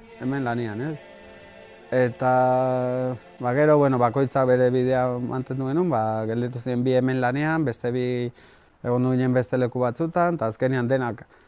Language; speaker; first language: Basque; native; Basque